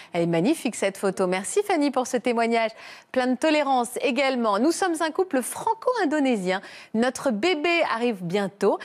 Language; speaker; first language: French; native; French